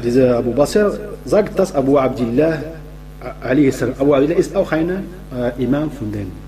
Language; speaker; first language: German; non-native, fluent; Arabic